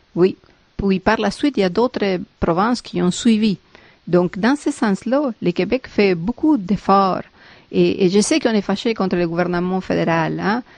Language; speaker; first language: French; non-native, fluent; Spanish